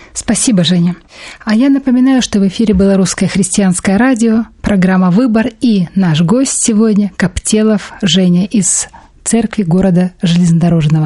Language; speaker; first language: Russian; native; Russian